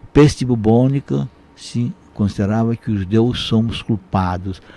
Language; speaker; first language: Portuguese; non-native, fluent; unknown